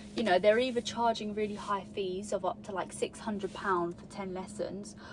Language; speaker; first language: English; native; English